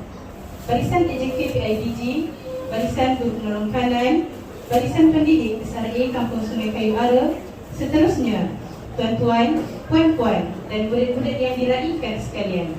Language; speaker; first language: Malay; native; Malay